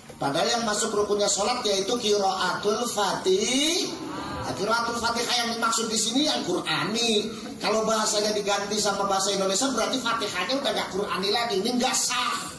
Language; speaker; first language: Indonesian; non-native, local second language; Javanese